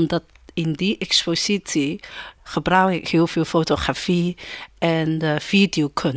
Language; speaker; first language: Dutch; non-native, learner; Chinese